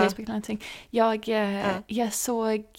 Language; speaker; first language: Swedish; non-native, fluent; English